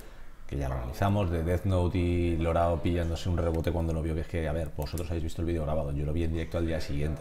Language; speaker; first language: Spanish; native; Spanish